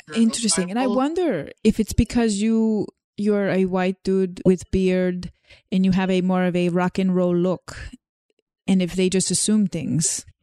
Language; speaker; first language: English; non-native, fluent; Slovenian